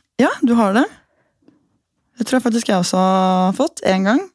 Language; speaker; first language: Norwegian; native; Norwegian